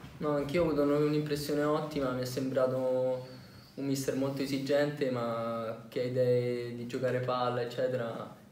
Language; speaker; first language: Italian; native; Italian